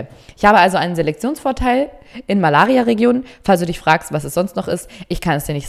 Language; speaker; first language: German; native; German